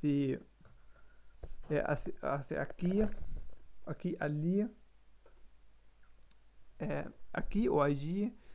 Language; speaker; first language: Spanish; non-native, learner; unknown